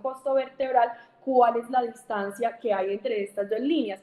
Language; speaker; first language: Spanish; native; Spanish